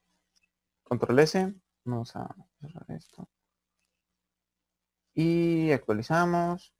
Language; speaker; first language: Spanish; native; Spanish